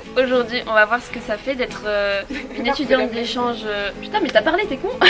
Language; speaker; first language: French; native; French